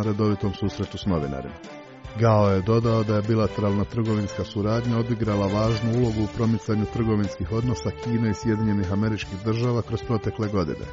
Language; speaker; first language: Croatian; native; Croatian